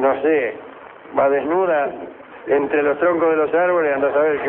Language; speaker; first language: Spanish; native; Spanish